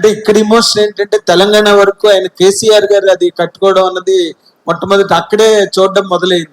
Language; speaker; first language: Telugu; native; Telugu